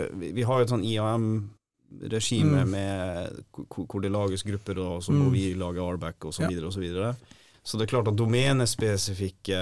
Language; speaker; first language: Norwegian; native; Norwegian